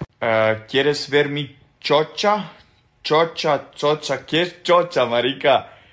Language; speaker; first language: Spanish; non-native, learner; Serbian